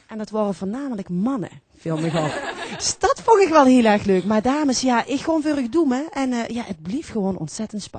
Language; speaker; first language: Dutch; native; Dutch